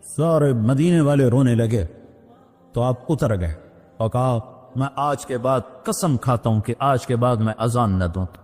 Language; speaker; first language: Urdu; non-native, local second language; Punjabi